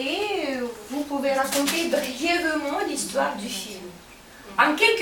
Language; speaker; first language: French; non-native, fluent; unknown